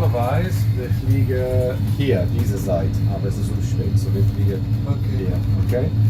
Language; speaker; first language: German; non-native, learner; English